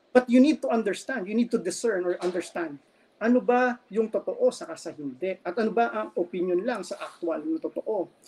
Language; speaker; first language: Filipino; native; Filipino